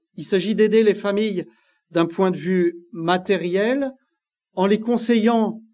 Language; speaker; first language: French; native; French